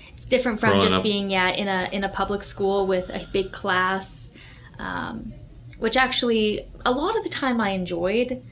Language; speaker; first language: English; native; English